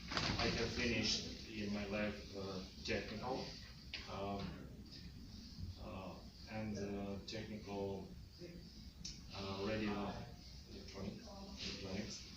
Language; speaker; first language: English; non-native, learner; Russian